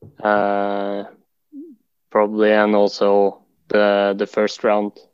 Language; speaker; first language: English; non-native, fluent; Norwegian